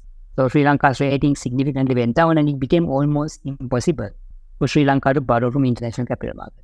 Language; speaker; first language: English; non-native, local second language; Sinhala